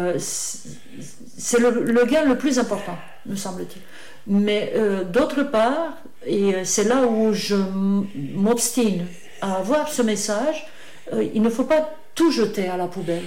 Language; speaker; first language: French; non-native, fluent; Romanian